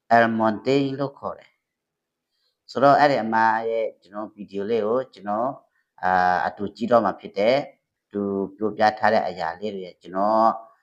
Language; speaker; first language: Burmese; native; Burmese